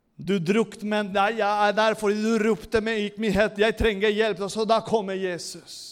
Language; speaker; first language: Norwegian; non-native, fluent; Spanish